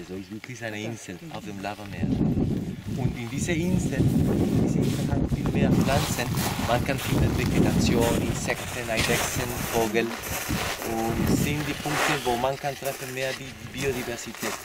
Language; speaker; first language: German; non-native, learner; Spanish